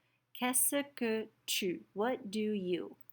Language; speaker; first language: French; non-native, fluent; English